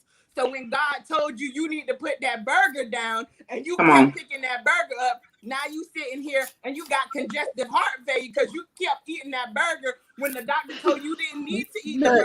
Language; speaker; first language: English; native; English